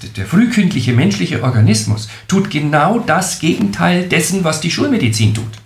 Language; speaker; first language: German; native; German